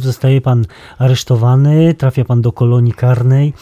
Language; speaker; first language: Polish; native; Polish